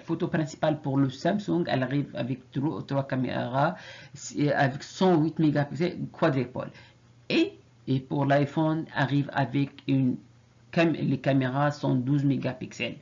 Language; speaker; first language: French; non-native, fluent; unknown